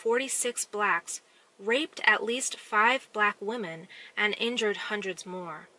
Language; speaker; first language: English; native; English